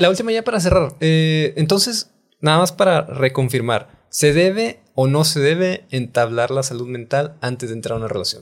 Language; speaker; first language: Spanish; native; Spanish